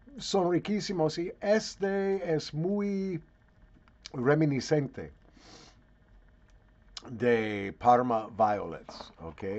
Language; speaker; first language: Spanish; non-native, learner; English